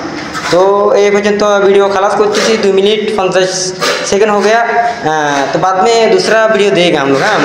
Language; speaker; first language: Hindi; non-native, learner; Bangla